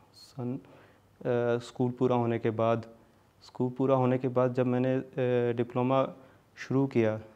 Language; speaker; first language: Hindi; native; Hindi